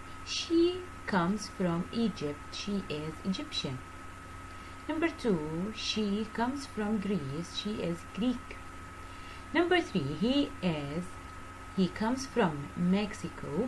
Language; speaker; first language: English; non-native, fluent; Arabic